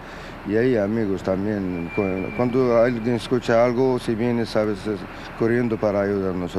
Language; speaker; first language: Spanish; non-native, learner; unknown